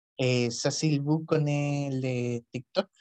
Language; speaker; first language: French; non-native, learner; Spanish